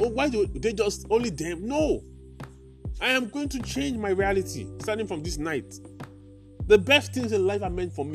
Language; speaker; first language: English; non-native, local second language; Yoruba